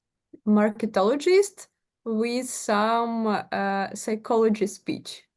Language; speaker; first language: English; non-native, learner; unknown